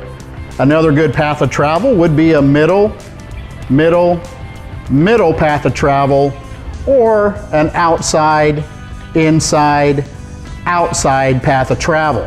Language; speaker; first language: English; native; English